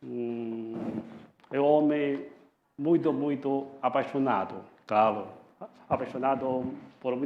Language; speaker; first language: Portuguese; non-native, fluent; Chinese